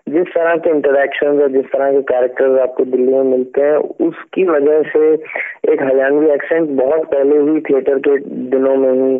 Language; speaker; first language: Hindi; native; Hindi